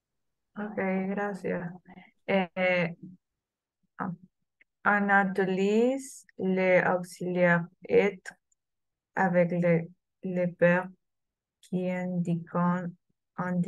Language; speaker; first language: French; non-native, learner; Spanish